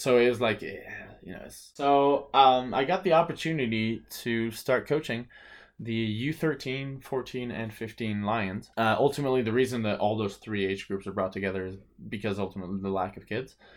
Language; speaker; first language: English; early bilingual, other home language; French